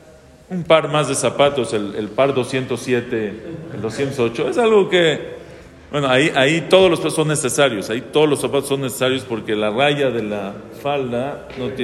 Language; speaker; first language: Spanish; native; Spanish